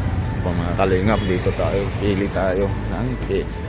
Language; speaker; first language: Filipino; non-native, local second language; Bikol